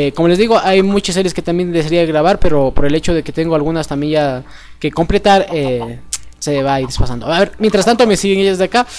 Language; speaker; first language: Spanish; native; Spanish